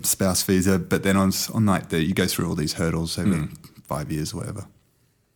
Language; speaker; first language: English; native; English